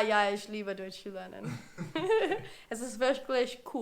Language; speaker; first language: German; non-native, learner; English